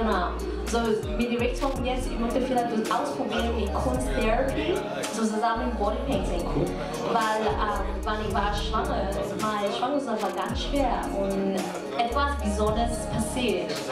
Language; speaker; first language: German; non-native, learner; Cantonese